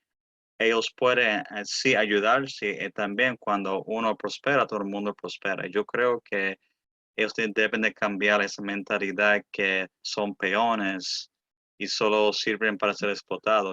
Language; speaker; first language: Spanish; early bilingual, heritage; Spanish